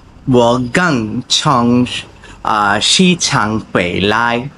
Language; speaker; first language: Chinese; non-native, learner; Bangla